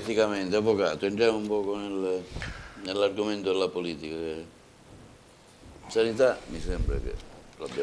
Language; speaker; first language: Italian; native; Italian